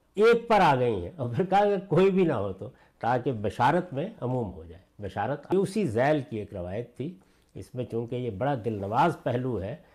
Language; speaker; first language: Urdu; non-native, local second language; Punjabi